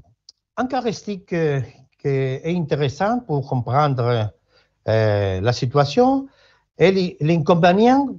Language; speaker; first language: French; non-native, learner; Spanish